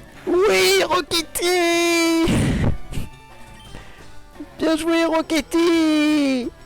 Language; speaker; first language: French; native; French